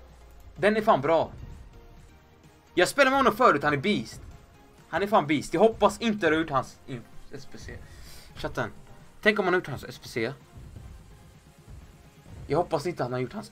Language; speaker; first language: Swedish; native; Swedish